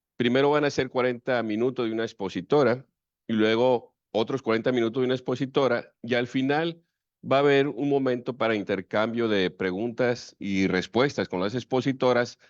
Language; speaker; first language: Spanish; native; Spanish